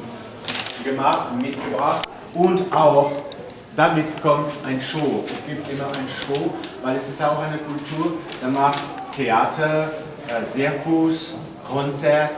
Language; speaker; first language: German; non-native, fluent; French